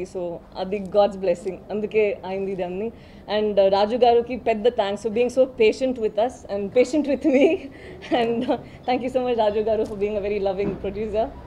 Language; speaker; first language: Telugu; non-native, learner; Tamil